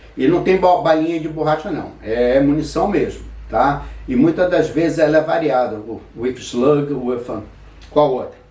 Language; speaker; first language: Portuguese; native; Portuguese